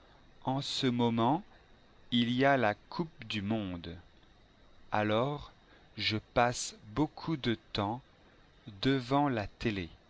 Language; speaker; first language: French; non-native, learner; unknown